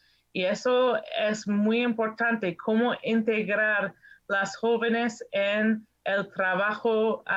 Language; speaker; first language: Spanish; non-native, fluent; English